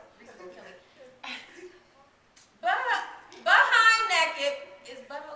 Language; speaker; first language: English; native; English